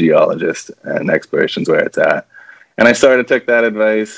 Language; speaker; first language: English; native; English